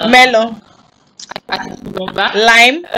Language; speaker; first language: French; non-native, fluent; English